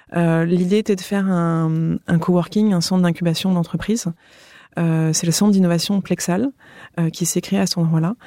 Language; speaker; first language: French; native; French